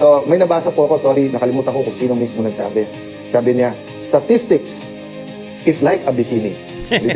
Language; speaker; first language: Filipino; native; Filipino